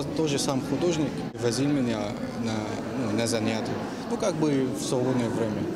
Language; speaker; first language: Russian; non-native, fluent; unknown